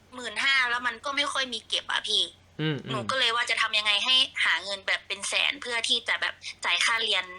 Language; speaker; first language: Thai; native; Thai